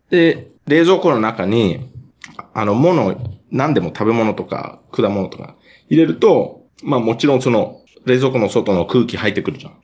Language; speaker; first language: Japanese; non-native, fluent; English